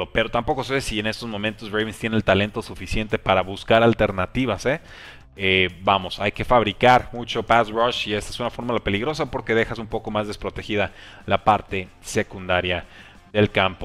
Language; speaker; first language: Spanish; native; Spanish